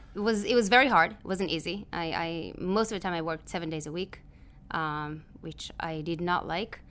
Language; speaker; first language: English; early bilingual, other home language; Hebrew